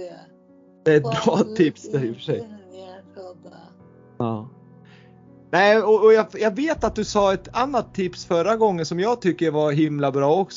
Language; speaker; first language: Swedish; native; Swedish